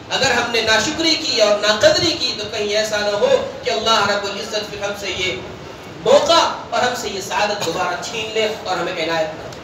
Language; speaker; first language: Urdu; non-native, local second language; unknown